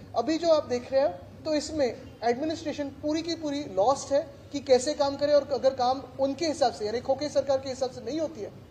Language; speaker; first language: Hindi; non-native, local second language; Marathi